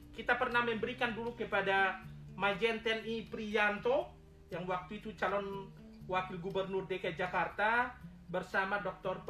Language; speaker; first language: Indonesian; native; Indonesian